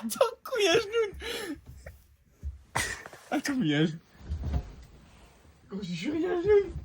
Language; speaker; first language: French; native; French